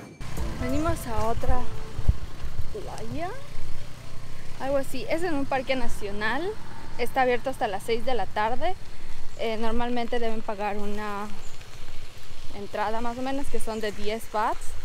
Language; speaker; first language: Spanish; native; Spanish